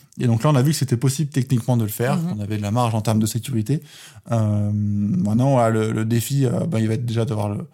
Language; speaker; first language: French; native; French